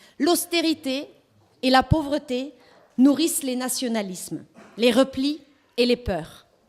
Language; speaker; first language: French; non-native, fluent; German